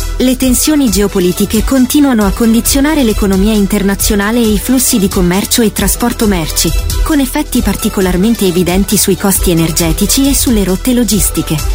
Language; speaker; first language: Italian; native; Italian